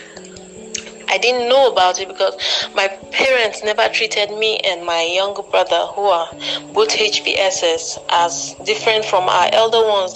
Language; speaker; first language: English; non-native, local second language; Igbo